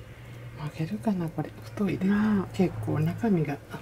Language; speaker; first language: Japanese; native; Japanese